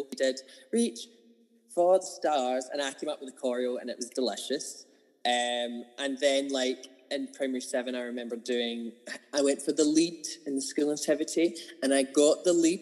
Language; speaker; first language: English; native; English